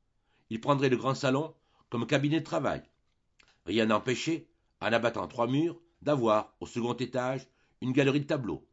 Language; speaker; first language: French; native; French